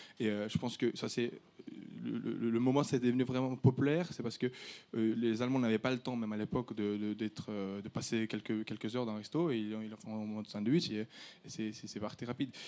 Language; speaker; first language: French; early bilingual, other home language; Turkish